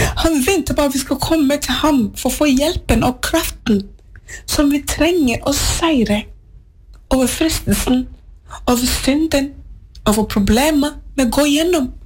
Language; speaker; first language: Norwegian; non-native, fluent; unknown